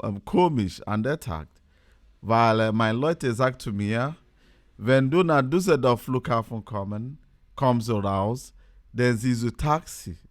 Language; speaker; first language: German; non-native, learner; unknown